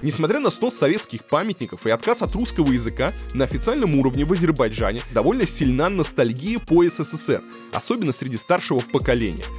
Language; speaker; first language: Russian; native; Russian